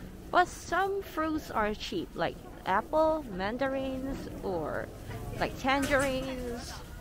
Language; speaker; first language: English; non-native, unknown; Korean